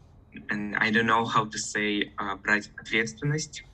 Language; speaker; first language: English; non-native, learner; Russian